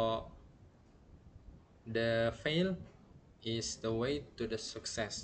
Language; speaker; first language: English; non-native, learner; Indonesian